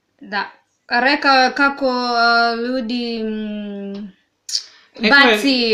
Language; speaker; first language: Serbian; non-native, learner; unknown